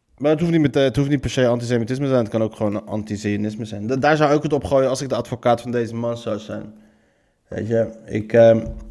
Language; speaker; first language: Dutch; early bilingual, other home language; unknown